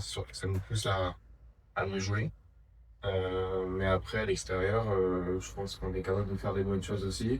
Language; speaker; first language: French; native; French